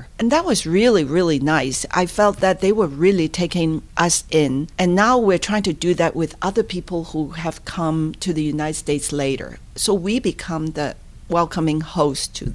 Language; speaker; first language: English; non-native, local second language; Cantonese